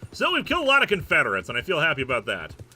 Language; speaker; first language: English; native; English